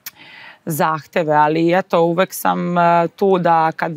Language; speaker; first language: Serbian; native; Serbian